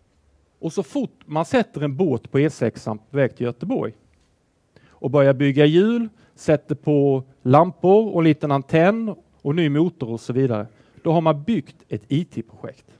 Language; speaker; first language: Swedish; native; Swedish